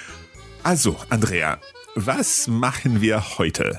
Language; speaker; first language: German; non-native, learner; English